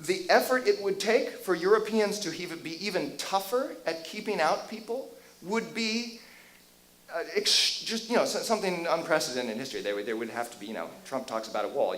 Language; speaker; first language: English; native; English